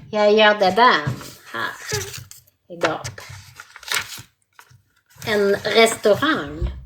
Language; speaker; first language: Swedish; non-native, learner; French